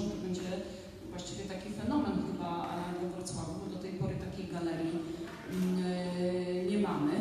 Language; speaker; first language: Polish; native; Polish